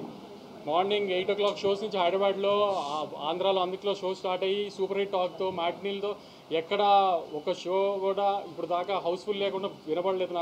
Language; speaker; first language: Telugu; native; Telugu